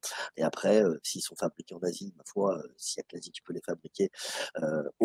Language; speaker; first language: French; native; French